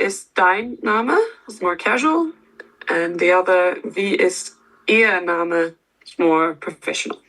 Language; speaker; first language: German; non-native, learner; English